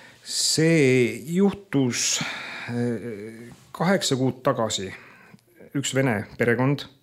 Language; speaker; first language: Estonian; native; Estonian